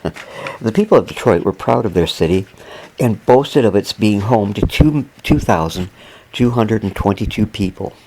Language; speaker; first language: English; native; English